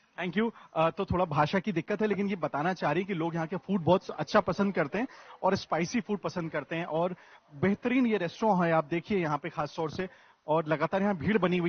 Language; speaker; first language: Hindi; native; Hindi